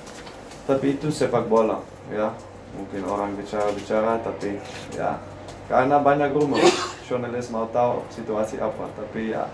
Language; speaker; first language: Indonesian; non-native, learner; Dutch